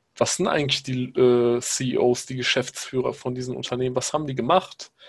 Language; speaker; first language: German; early bilingual, other home language; Pashto